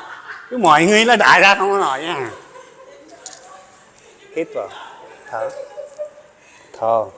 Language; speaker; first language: Vietnamese; non-native, learner; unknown